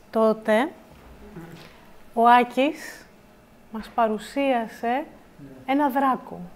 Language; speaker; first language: Greek; native; Greek